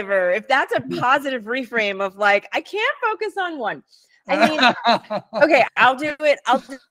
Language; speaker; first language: English; early bilingual, other home language; Spanish